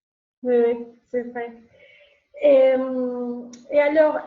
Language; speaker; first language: French; non-native, learner; Spanish